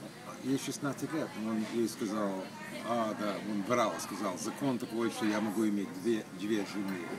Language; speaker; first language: Russian; early bilingual, heritage; Russian